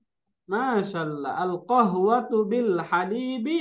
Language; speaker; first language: Arabic; non-native, fluent; Bangla